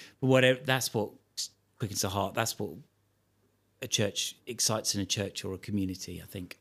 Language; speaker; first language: English; native; English